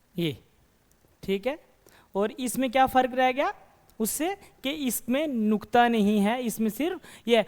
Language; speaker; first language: Hindi; non-native, local second language; Kashmiri